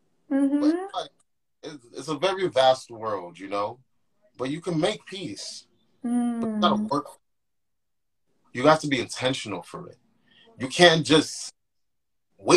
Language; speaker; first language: English; native; English